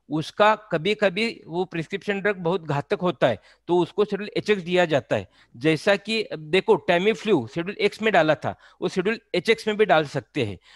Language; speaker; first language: Hindi; non-native, local second language; Marathi